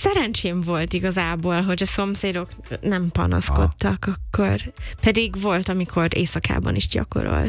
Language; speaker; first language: Hungarian; non-native, fluent; English